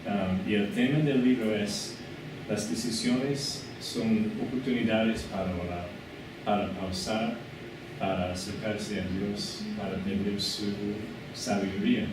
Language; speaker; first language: Spanish; non-native, fluent; English